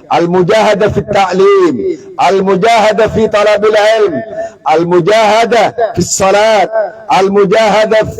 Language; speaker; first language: Arabic; non-native, fluent; Indonesian